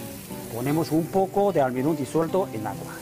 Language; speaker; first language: Spanish; non-native, fluent; Chinese